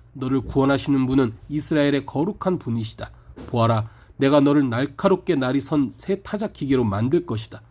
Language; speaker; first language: Korean; native; Korean